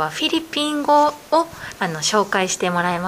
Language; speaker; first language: Japanese; native; Japanese